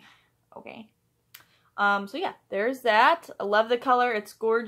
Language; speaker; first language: English; native; English